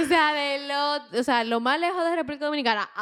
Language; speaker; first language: Spanish; native; Spanish